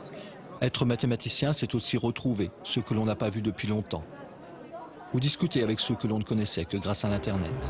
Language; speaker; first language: French; native; French